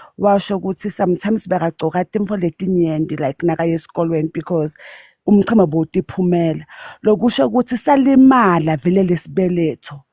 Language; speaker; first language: Zulu; non-native, local second language; Swati